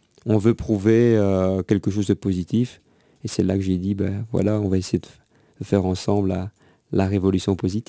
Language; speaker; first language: French; native; French